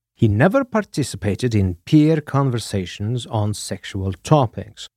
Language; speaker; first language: English; non-native, fluent; Norwegian